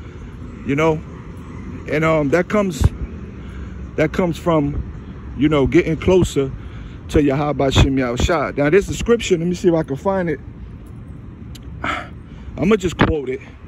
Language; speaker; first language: English; native; English